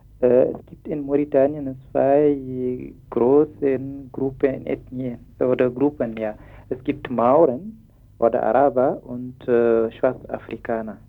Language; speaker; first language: German; non-native, fluent; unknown